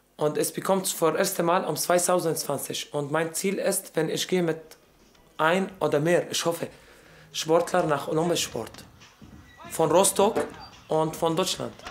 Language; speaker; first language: German; non-native, learner; Arabic